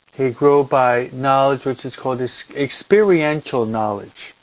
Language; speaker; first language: English; native; English